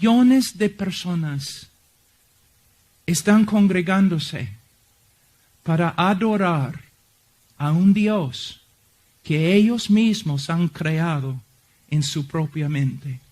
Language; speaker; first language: Spanish; non-native, fluent; English